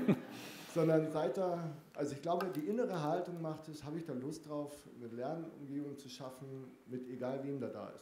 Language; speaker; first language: German; native; German